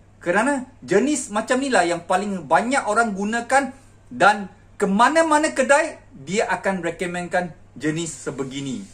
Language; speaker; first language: Malay; native; Malay